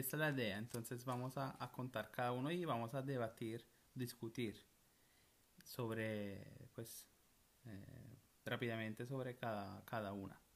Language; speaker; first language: Spanish; non-native, fluent; Italian